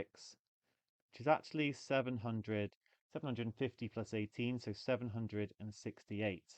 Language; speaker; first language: English; native; English